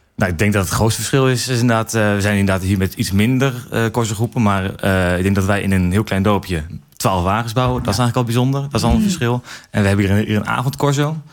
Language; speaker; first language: Dutch; native; Dutch